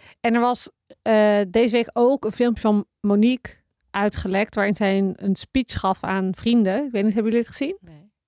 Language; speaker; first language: Dutch; native; Dutch